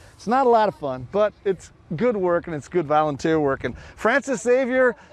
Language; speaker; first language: English; native; English